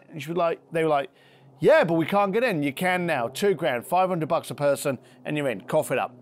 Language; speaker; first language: English; native; English